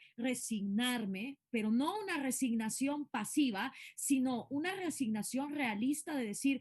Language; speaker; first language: Spanish; native; Spanish